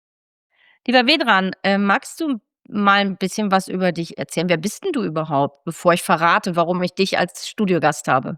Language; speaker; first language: German; native; German